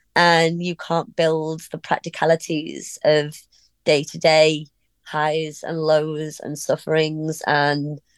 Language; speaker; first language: English; native; English